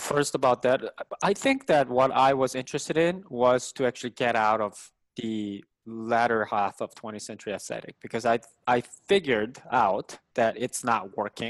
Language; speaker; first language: English; non-native, fluent; Korean